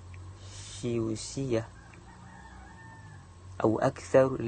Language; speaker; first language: Arabic; non-native, learner; Malay